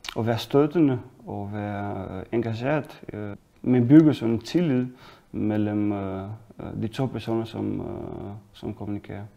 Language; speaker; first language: Danish; non-native, fluent; Romanian